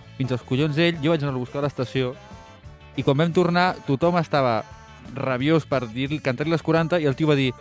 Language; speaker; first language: Catalan; native; Catalan